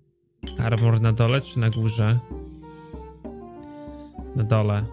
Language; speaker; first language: Polish; native; Polish